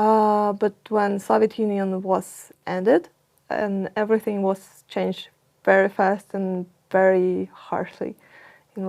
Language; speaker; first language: English; non-native, fluent; Russian